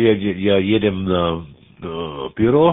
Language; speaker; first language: Russian; non-native, learner; German